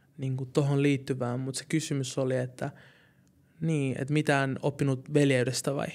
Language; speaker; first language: Finnish; early bilingual, other home language; Somali